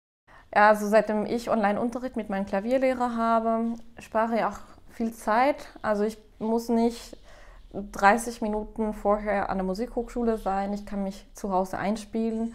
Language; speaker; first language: German; non-native, fluent; Spanish